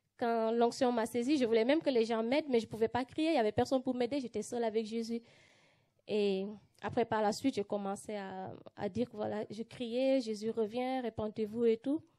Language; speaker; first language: French; non-native, local second language; Wolof